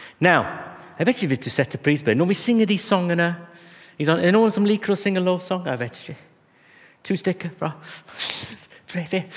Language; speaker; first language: Norwegian; non-native, fluent; English